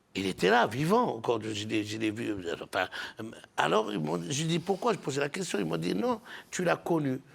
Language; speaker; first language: French; non-native, local second language; Arabic